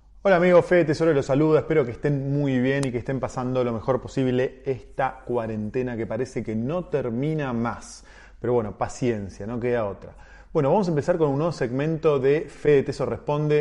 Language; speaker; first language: Spanish; native; Spanish